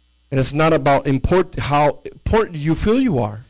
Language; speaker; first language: English; early bilingual, other home language; Spanish